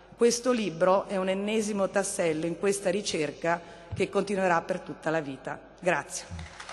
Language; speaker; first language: Italian; native; Italian